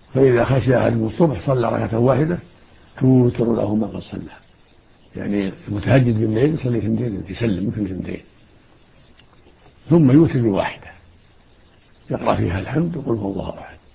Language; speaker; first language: Arabic; native; Arabic